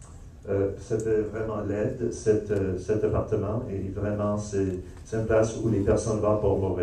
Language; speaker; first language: French; non-native, local second language; English